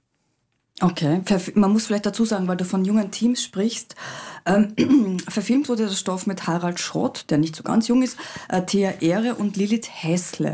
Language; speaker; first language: German; native; German